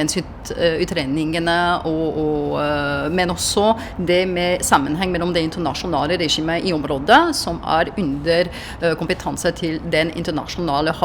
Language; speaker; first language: Norwegian; non-native, fluent; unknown